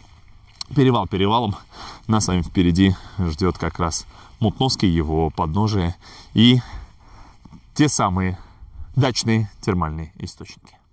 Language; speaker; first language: Russian; native; Russian